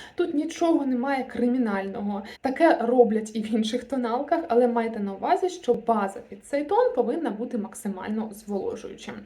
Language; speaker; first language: Ukrainian; non-native, local second language; Russian